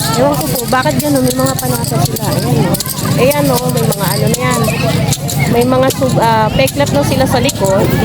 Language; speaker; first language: Filipino; non-native, local second language; Pampanga